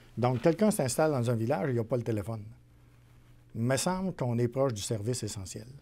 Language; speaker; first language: French; native; French